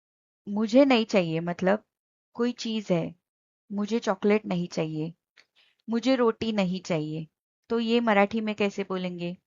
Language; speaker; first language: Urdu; non-native, local second language; Marathi